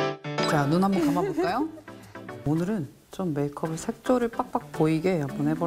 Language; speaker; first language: Korean; native; Korean